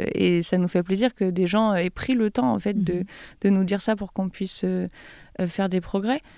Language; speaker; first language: French; native; French